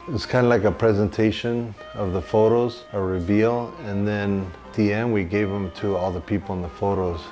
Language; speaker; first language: English; native; English